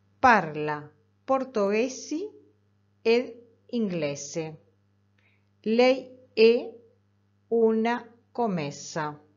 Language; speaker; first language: Italian; non-native, fluent; Spanish